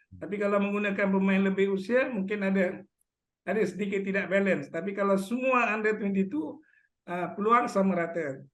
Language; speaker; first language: Malay; native; Malay